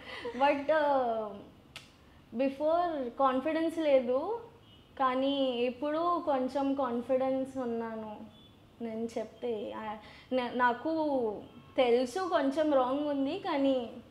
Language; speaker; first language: Telugu; non-native, learner; Gujarati